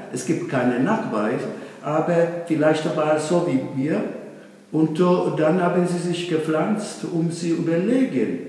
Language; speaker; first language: German; non-native, learner; Italian